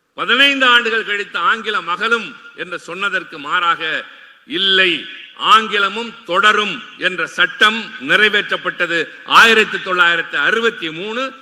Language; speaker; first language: Tamil; native; Tamil